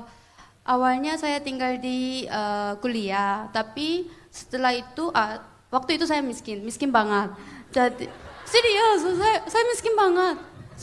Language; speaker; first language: Indonesian; non-native, fluent; Korean